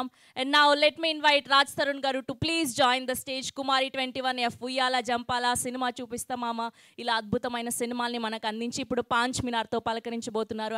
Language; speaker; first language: Telugu; native; Telugu